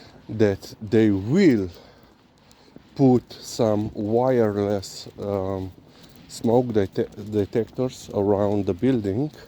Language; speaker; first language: English; non-native, fluent; Slovenian